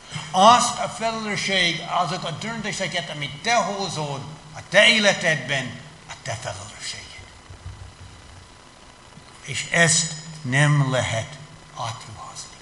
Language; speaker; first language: Hungarian; non-native, fluent; English